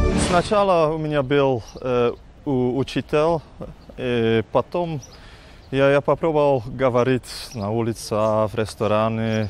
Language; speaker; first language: Russian; non-native, learner; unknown